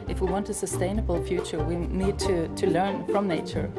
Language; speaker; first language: English; non-native, fluent; Swedish